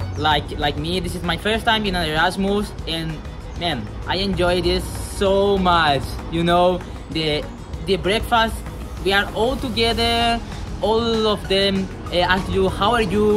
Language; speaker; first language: English; non-native, learner; Portuguese